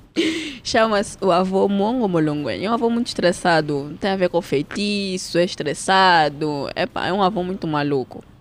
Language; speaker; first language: Portuguese; early bilingual, heritage; Portuguese